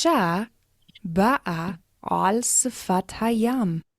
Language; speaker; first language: Hebrew; non-native, learner; English